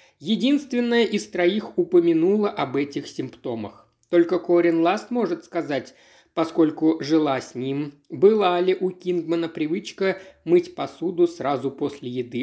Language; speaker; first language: Russian; native; Russian